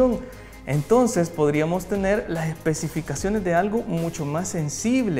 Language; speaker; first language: Spanish; native; Spanish